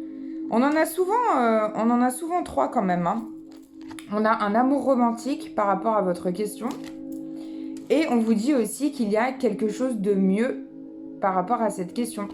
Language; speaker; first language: French; native; French